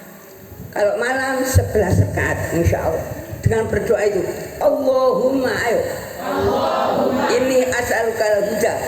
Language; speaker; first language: Indonesian; non-native, local second language; Javanese